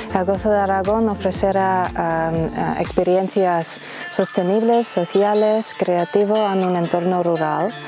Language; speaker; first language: Spanish; non-native, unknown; Dutch